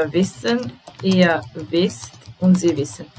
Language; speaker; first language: German; non-native, fluent; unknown